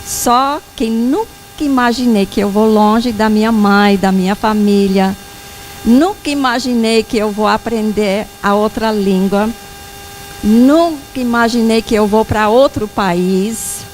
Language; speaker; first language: Portuguese; non-native, fluent; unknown